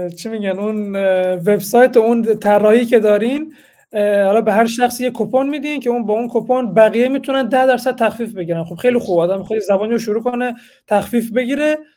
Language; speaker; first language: Persian; native; Persian